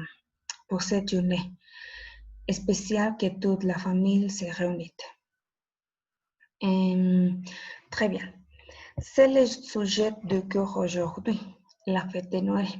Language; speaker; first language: French; non-native, fluent; Spanish